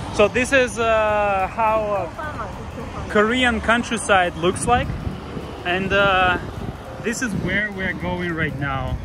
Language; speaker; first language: English; non-native, fluent; Russian